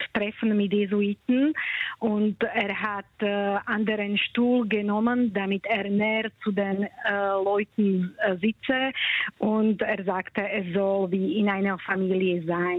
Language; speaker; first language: German; non-native, fluent; Slovak